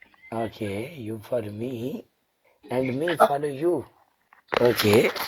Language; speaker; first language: English; non-native, learner; Punjabi